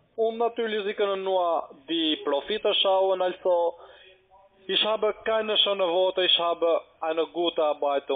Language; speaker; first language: German; non-native, learner; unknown